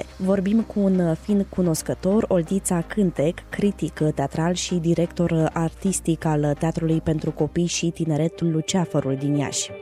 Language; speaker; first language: Romanian; native; Romanian